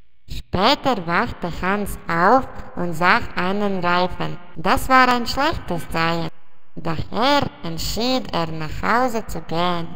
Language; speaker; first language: German; non-native, learner; Latvian